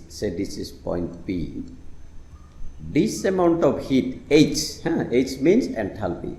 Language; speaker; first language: English; non-native, local second language; Assamese